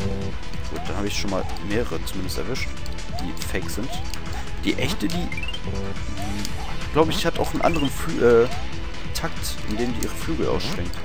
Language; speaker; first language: German; native; German